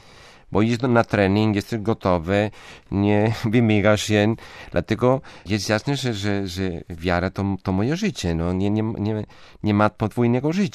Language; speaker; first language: Polish; non-native, fluent; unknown